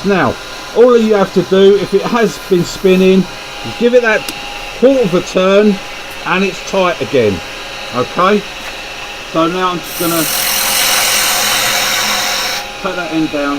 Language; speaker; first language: English; native; English